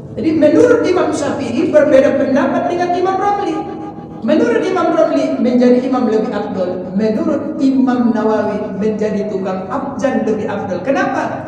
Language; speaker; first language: Indonesian; non-native, local second language; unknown